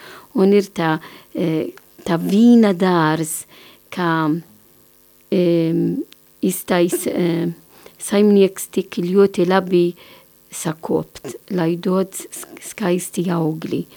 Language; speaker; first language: Latvian; non-native, learner; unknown